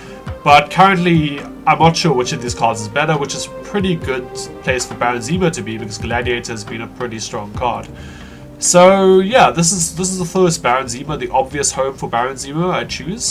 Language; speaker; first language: English; native; English